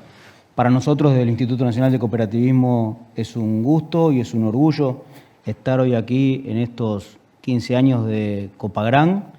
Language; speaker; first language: Spanish; native; Spanish